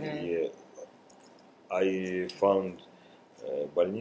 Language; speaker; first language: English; non-native, learner; Russian